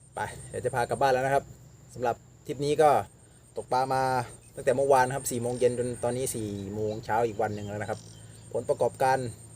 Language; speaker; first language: Thai; native; Thai